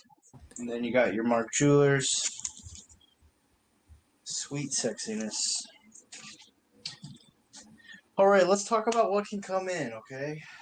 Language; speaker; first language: English; native; English